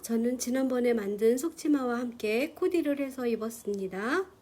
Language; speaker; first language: Korean; native; Korean